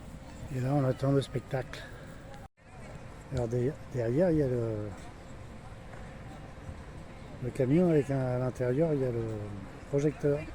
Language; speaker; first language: French; native; French